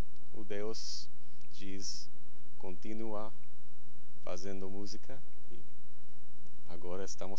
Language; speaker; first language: Portuguese; non-native, learner; English